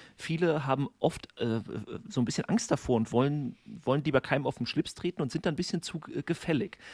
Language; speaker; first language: German; native; German